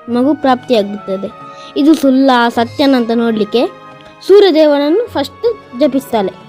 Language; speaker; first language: Kannada; non-native, local second language; Tulu